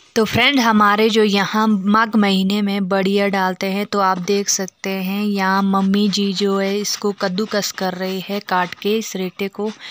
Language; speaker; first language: Hindi; non-native, local second language; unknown